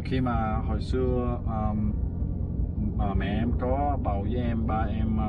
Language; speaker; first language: Vietnamese; early bilingual, heritage; Vietnamese